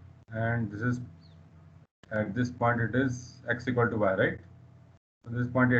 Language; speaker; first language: English; non-native, local second language; Hindi